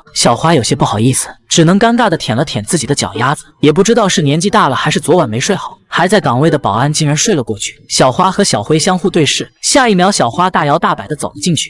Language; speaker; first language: Chinese; native; Chinese